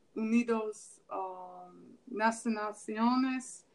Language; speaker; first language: Spanish; non-native, learner; English